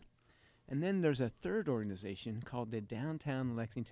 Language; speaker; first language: English; native; English